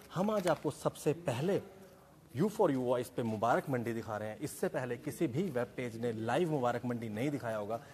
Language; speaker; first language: Hindi; native; Hindi